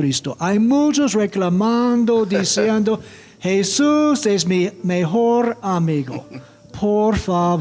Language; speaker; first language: Spanish; non-native, fluent; English